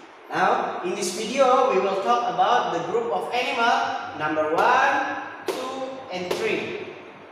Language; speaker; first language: English; non-native, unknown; Indonesian